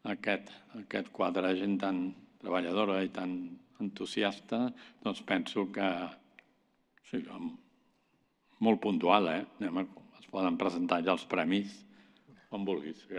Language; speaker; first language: Catalan; native; Catalan